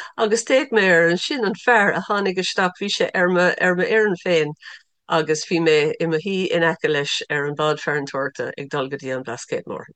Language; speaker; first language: Irish; non-native, local second language; English